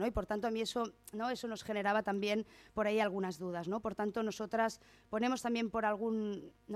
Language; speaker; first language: Spanish; native; Spanish